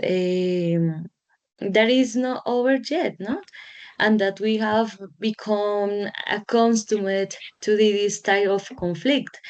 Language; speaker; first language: English; non-native, learner; Spanish